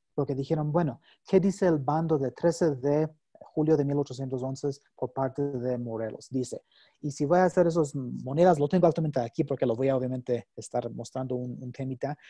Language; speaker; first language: Spanish; non-native, fluent; English